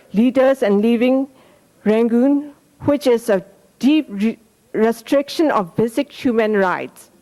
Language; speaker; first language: English; non-native, fluent; Burmese